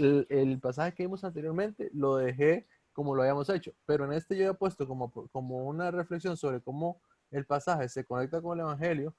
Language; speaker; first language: Spanish; native; Spanish